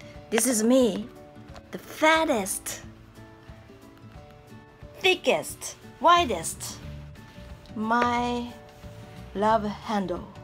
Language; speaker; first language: English; non-native, fluent; Japanese